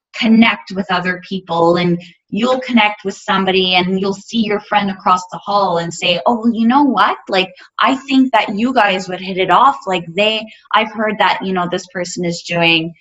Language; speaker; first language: English; native; English